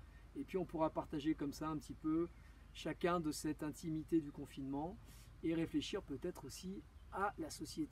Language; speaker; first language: French; native; French